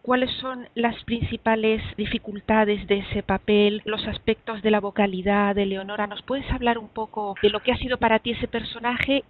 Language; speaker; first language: Spanish; native; Spanish